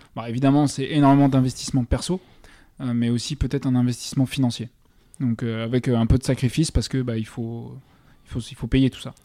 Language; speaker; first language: French; native; French